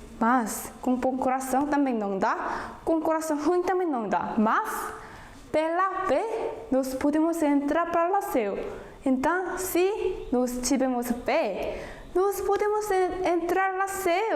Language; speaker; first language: Portuguese; non-native, fluent; Korean